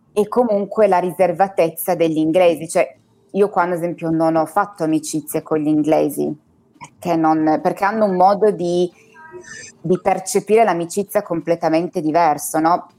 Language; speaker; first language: Italian; native; Italian